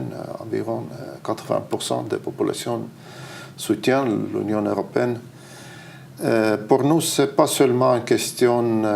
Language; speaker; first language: French; non-native, fluent; Estonian